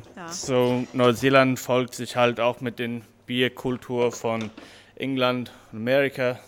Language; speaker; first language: German; non-native, fluent; English